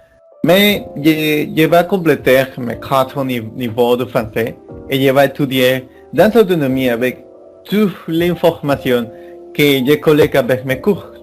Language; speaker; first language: French; non-native, learner; Spanish